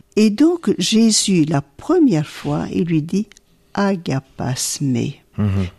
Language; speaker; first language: French; early bilingual, other home language; Italian